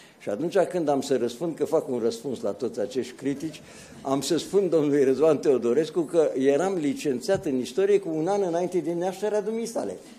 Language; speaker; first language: Romanian; native; Romanian